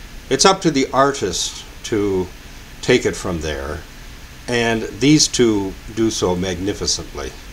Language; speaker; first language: English; native; English